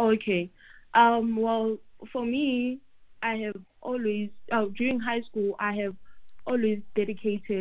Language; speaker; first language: English; non-native, local second language; Tswana